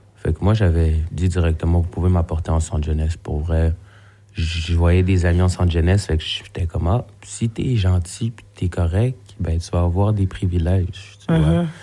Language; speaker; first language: French; native; French